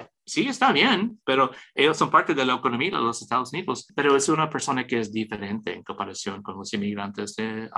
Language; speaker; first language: Spanish; early bilingual, heritage; English